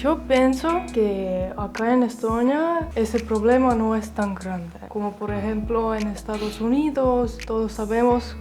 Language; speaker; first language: Spanish; non-native, fluent; Estonian